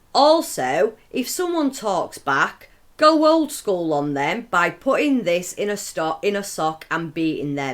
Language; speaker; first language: English; native; English